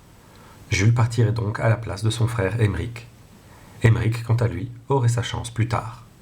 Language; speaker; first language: French; non-native, local second language; Dutch